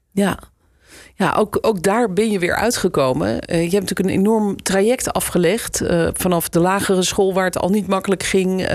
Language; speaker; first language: Dutch; native; Dutch